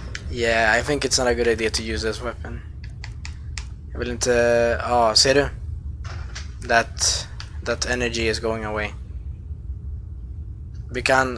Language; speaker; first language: English; non-native, fluent; Swedish